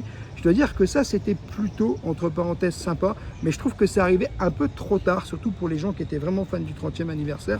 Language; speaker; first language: French; native; French